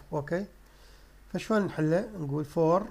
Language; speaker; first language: Arabic; native; Arabic